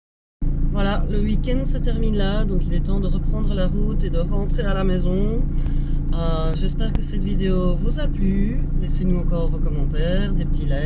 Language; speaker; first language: French; native; French